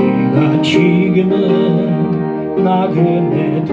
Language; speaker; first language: Korean; native; Korean